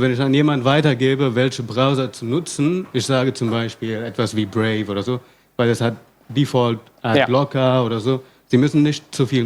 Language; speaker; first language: German; non-native, fluent; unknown